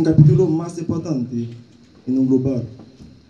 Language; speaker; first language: Spanish; non-native, learner; Haitian Creole